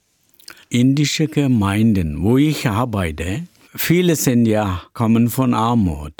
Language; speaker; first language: German; non-native, learner; Tamil